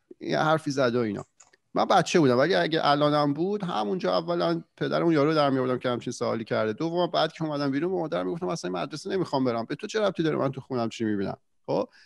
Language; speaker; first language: Persian; native; Persian